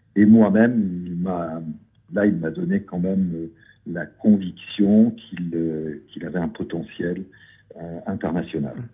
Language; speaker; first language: French; native; French